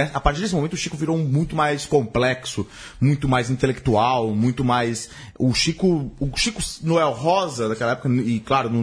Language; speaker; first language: Portuguese; native; Portuguese